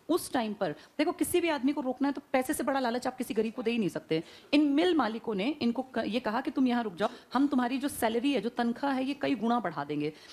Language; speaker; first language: Hindi; native; Hindi